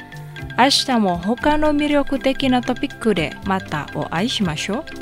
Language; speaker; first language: Japanese; non-native, fluent; Indonesian